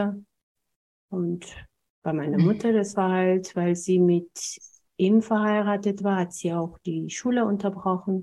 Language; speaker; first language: German; non-native, fluent; Amharic